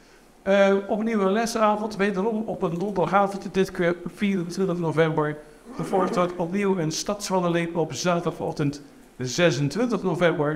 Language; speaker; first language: Dutch; native; Dutch